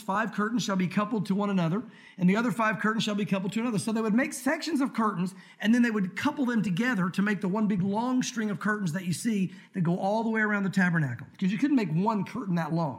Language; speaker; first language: English; native; English